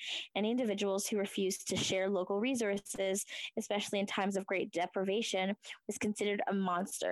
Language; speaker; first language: English; native; English